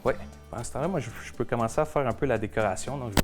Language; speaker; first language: French; native; French